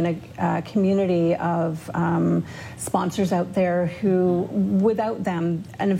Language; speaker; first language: English; native; English